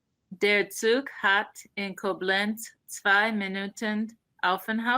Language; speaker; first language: German; non-native, learner; English